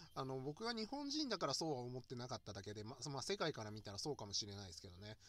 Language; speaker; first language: Japanese; native; Japanese